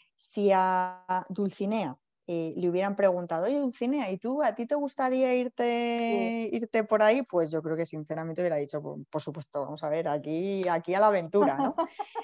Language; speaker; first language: Spanish; native; Spanish